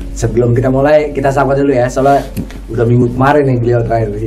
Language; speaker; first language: Indonesian; native; Indonesian